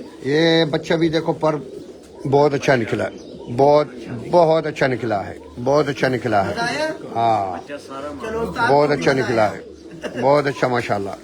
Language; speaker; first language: Hindi; non-native, learner; Arabic